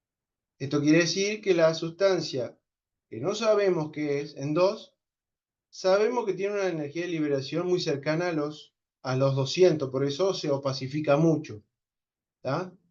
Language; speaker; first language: Spanish; native; Spanish